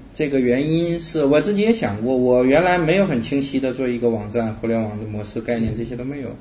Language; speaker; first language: Chinese; native; Chinese